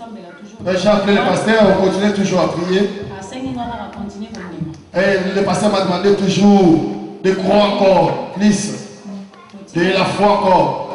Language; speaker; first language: French; non-native, local second language; Lingala